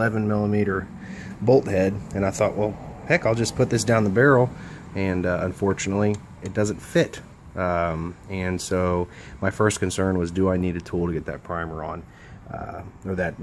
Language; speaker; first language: English; native; English